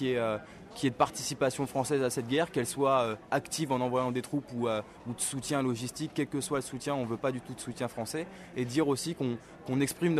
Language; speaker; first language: French; native; French